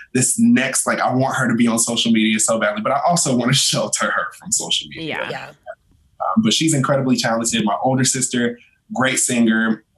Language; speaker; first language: English; native; English